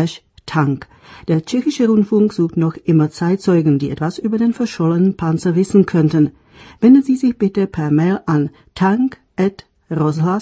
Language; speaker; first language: German; native; German